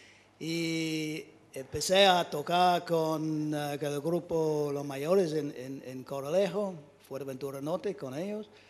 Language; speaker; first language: Spanish; non-native, learner; English